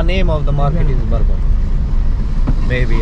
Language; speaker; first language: English; non-native, learner; Urdu